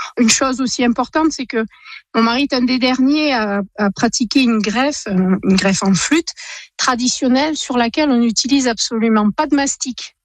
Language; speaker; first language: French; native; French